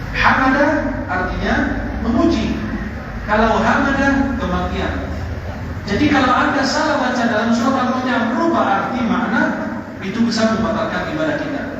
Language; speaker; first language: Indonesian; non-native, fluent; Arabic